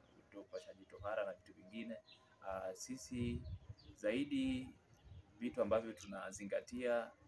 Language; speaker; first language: Swahili; non-native, local second language; Luyia